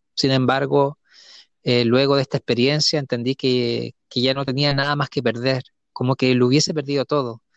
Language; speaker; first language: Spanish; native; Spanish